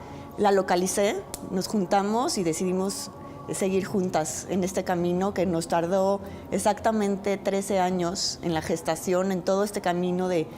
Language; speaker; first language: Spanish; native; Spanish